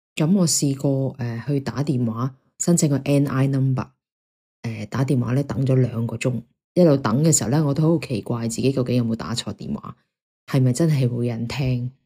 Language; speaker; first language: Cantonese; native; Cantonese